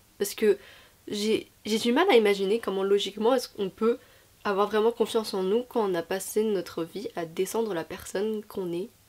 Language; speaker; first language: French; native; French